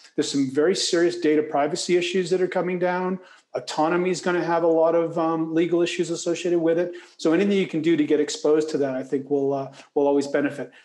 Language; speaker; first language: English; native; English